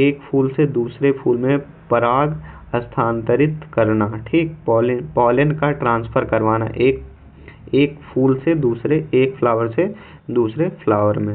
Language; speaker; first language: Hindi; native; Hindi